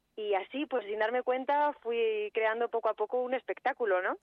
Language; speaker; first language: Spanish; native; Spanish